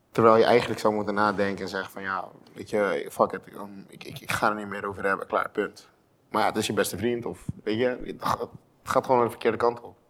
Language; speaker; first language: Dutch; non-native, local second language; Papiamento